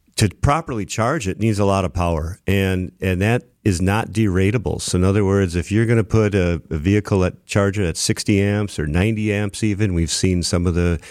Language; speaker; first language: English; native; English